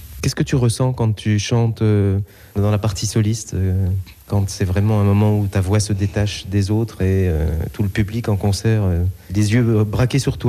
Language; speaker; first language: French; native; French